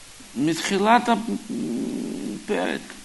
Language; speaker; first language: Hebrew; non-native, fluent; Russian